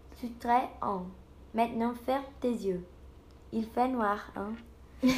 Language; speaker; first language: French; non-native, learner; Portuguese